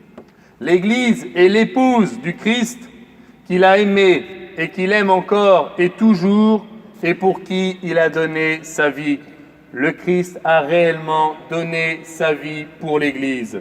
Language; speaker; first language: French; native; French